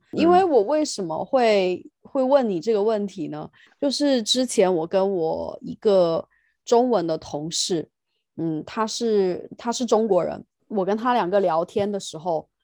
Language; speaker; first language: Chinese; native; Chinese